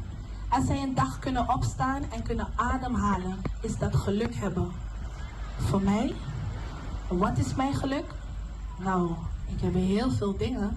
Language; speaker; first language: Dutch; non-native, local second language; Papiamento